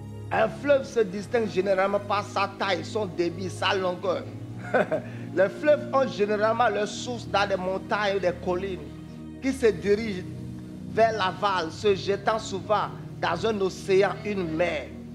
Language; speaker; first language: French; non-native, local second language; Fon